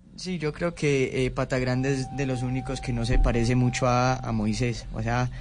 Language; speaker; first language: Spanish; early bilingual, heritage; Spanish